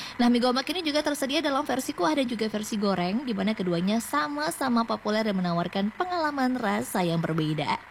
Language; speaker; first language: Indonesian; native; Indonesian